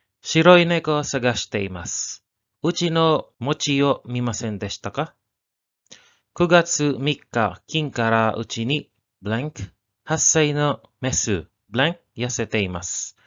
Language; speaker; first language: Japanese; non-native, learner; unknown